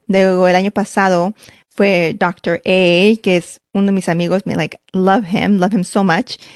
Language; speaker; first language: Spanish; early bilingual, heritage; Spanish